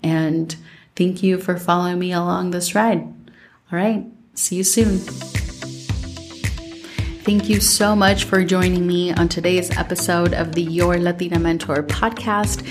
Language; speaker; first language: English; early bilingual, other home language; Spanish